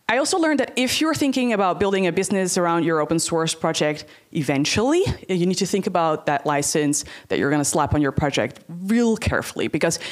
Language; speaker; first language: English; non-native, fluent; Dutch